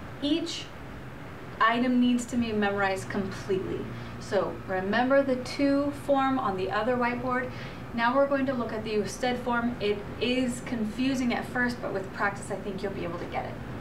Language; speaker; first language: English; native; English